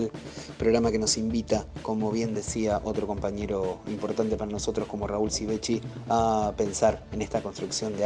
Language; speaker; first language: Spanish; native; Spanish